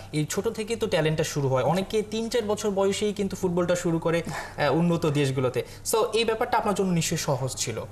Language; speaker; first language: Bangla; native; Bangla